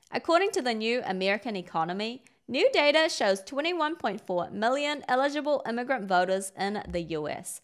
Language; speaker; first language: English; native; English